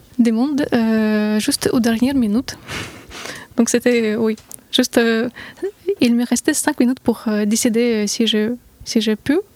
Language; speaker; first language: French; non-native, fluent; Russian